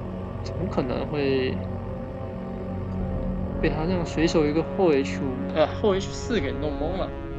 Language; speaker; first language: Chinese; native; Chinese